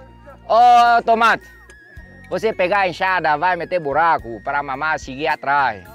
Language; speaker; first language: Portuguese; non-native, learner; Vietnamese